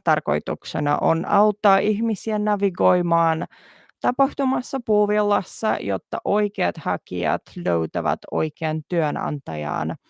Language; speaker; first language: Finnish; non-native, learner; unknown